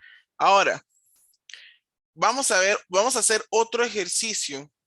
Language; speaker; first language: Spanish; native; Spanish